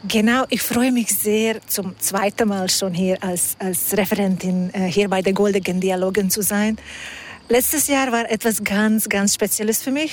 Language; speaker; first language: German; non-native, fluent; Hungarian